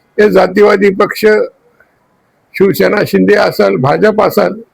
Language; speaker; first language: Marathi; native; Marathi